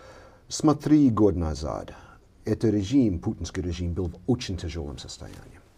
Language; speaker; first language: Russian; non-native, fluent; English